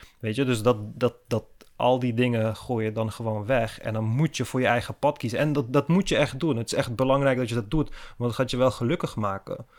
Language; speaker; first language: Dutch; early bilingual, other home language; Turkish